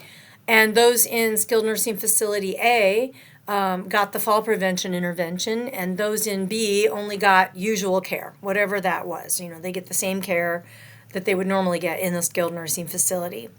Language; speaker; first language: English; native; English